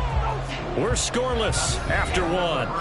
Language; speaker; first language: English; native; English